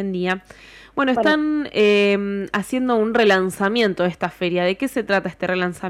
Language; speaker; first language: Spanish; native; Spanish